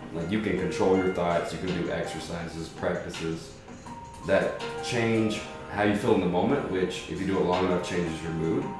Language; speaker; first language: English; native; English